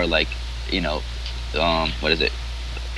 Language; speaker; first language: English; non-native, fluent; Arabic